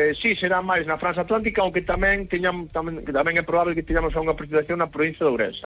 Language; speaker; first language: Galician; native; Galician